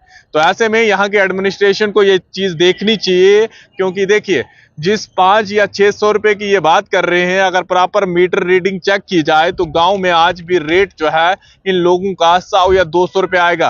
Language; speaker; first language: Hindi; native; Hindi